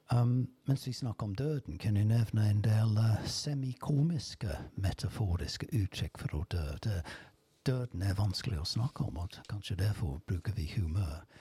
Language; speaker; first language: Norwegian; non-native, fluent; English